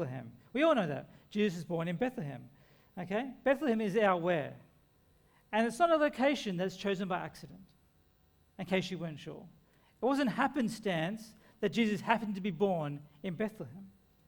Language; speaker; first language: English; native; English